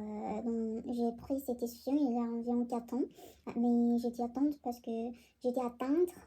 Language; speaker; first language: French; non-native, learner; Korean